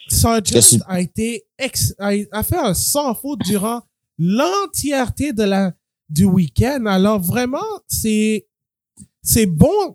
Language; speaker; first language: French; native; French